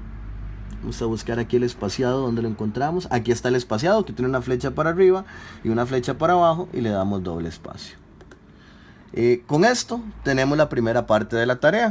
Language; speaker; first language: Spanish; native; Spanish